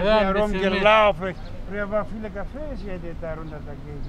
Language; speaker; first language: German; non-native, learner; Greek